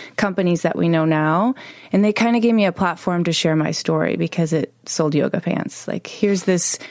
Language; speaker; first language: English; native; English